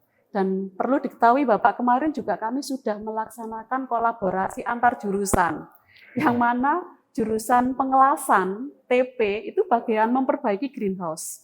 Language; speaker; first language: Indonesian; native; Indonesian